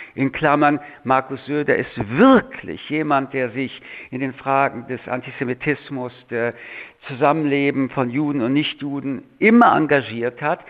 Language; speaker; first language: German; early bilingual, other home language; French